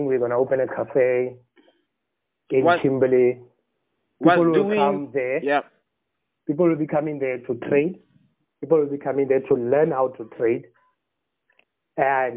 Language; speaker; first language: English; non-native, local second language; Tswana